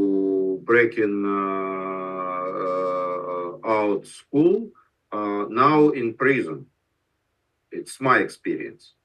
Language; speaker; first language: English; non-native, learner; Russian